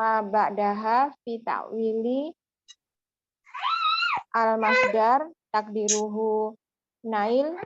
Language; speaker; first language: Arabic; non-native, learner; Indonesian